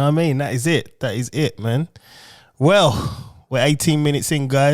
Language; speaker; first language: English; native; English